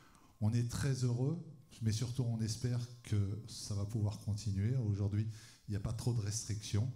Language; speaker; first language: French; native; French